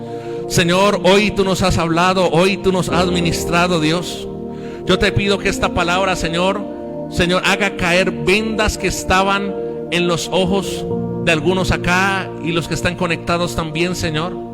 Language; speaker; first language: Spanish; native; Spanish